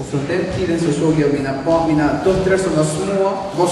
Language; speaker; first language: Swedish; non-native, learner; Spanish